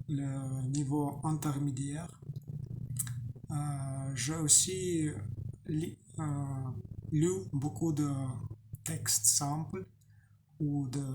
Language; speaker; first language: French; non-native, learner; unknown